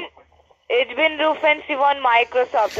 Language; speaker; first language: German; non-native, learner; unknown